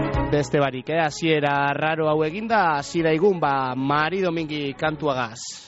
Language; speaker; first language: Basque; native; Basque